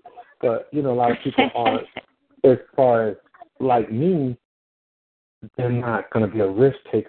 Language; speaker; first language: English; native; English